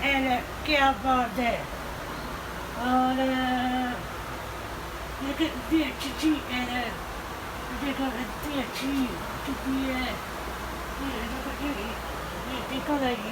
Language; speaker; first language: Hindi; non-native, learner; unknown